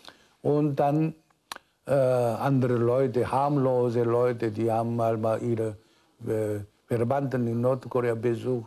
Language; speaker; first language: German; non-native, fluent; Korean